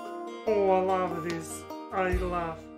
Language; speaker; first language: English; non-native, learner; Russian